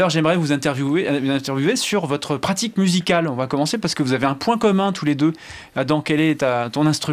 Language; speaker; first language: French; native; French